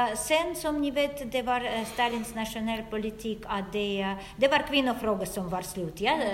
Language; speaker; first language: Swedish; non-native, fluent; Russian